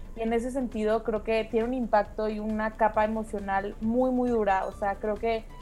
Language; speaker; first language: Spanish; native; Spanish